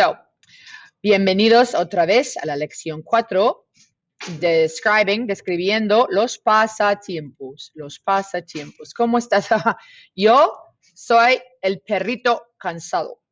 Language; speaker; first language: Spanish; non-native, fluent; English